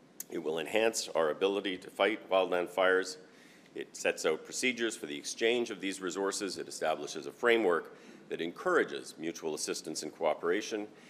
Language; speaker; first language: English; native; English